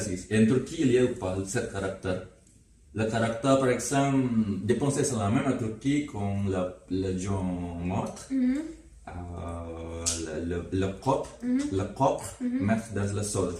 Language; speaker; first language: French; non-native, learner; Indonesian